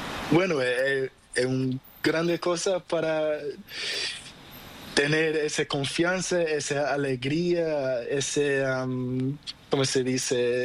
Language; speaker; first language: Spanish; non-native, learner; Portuguese